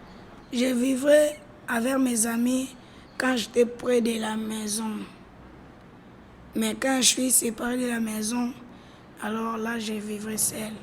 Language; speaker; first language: French; non-native, learner; Lingala